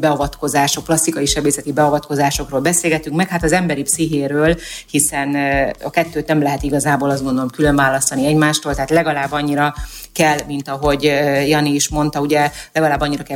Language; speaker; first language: Hungarian; native; Hungarian